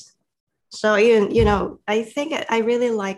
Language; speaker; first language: English; non-native, fluent; Korean